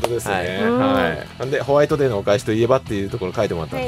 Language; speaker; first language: Japanese; native; Japanese